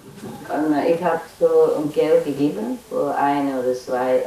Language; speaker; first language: German; non-native, learner; Vietnamese